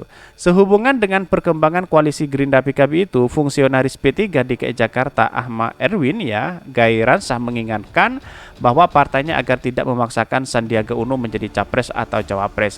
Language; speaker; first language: Indonesian; native; Indonesian